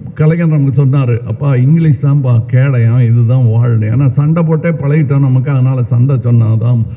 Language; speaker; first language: Tamil; native; Tamil